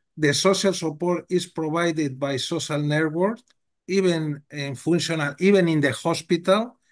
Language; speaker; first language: English; non-native, learner; Spanish